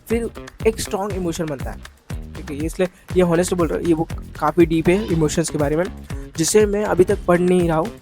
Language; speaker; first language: Hindi; non-native, local second language; Marathi